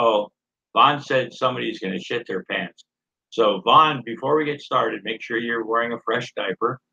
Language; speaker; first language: English; native; English